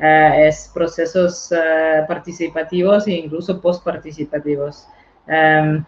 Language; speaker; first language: Spanish; non-native, fluent; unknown